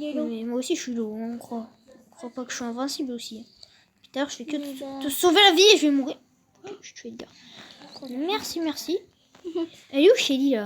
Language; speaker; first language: French; native; French